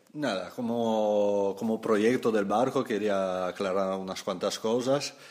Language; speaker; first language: Spanish; non-native, fluent; Italian